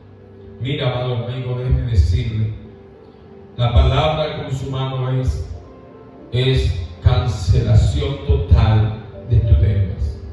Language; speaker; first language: Spanish; native; Spanish